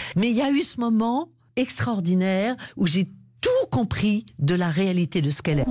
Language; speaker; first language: French; native; French